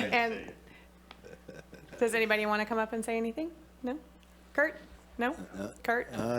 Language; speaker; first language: English; native; English